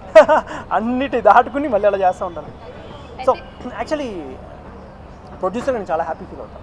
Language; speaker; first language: Telugu; native; Telugu